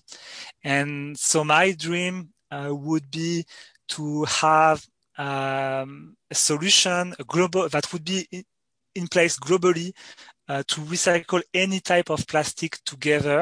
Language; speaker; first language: English; non-native, fluent; French